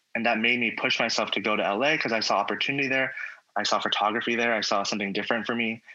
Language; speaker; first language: English; native; English